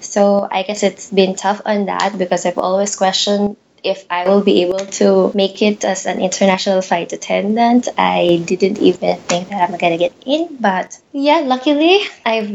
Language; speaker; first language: English; non-native, local second language; Pampanga